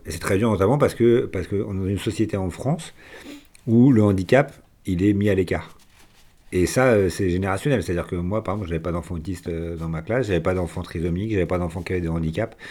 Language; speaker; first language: French; native; French